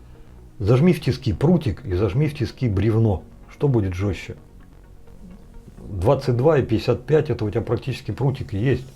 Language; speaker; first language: Russian; native; Russian